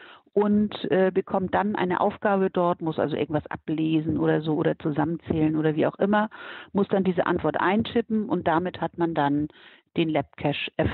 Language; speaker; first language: German; native; German